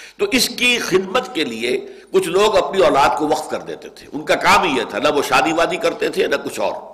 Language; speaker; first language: Urdu; native; Urdu